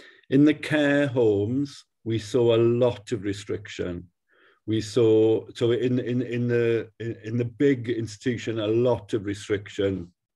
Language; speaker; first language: English; native; English